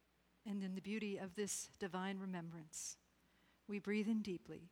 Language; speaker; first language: English; native; English